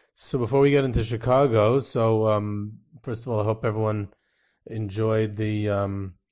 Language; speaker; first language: English; native; English